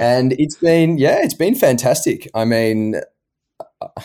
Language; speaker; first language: English; native; English